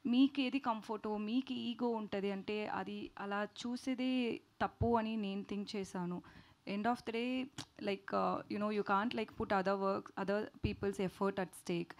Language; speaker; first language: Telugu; non-native, learner; Tamil